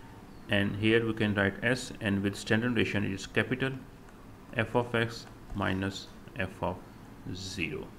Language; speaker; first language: English; non-native, local second language; Urdu